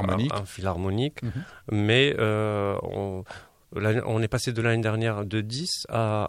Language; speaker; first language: French; non-native, local second language; Arabic